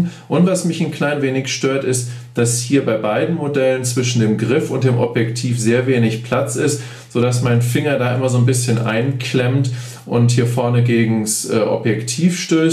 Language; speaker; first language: German; native; German